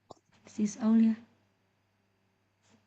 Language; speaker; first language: English; non-native, learner; Indonesian